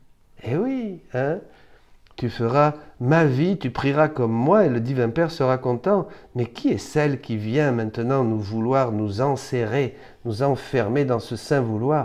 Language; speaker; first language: French; native; French